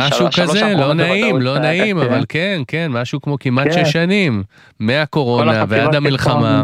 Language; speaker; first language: Hebrew; native; Hebrew